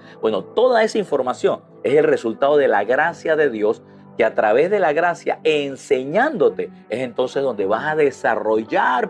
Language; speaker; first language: Spanish; native; Spanish